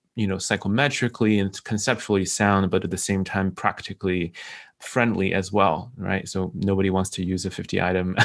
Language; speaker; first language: English; non-native, fluent; Chinese